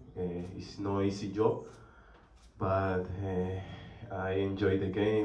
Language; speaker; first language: English; non-native, learner; Spanish